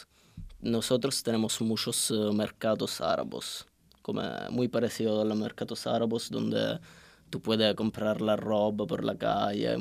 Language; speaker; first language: Spanish; non-native, learner; Italian